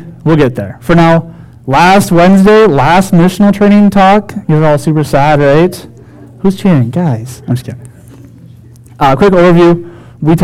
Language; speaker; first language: English; native; English